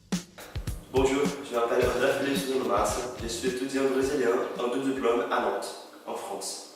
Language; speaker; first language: French; non-native, fluent; Portuguese